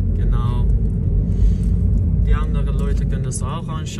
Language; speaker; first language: German; non-native, fluent; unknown